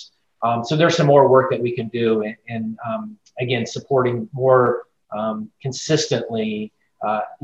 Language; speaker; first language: English; native; English